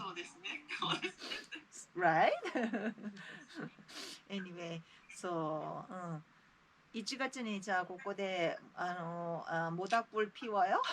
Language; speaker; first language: Japanese; non-native, fluent; Korean